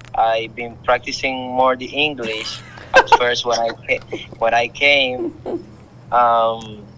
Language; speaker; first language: English; non-native, learner; Spanish